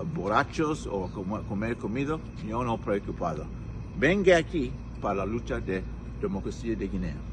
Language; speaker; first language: Spanish; non-native, local second language; English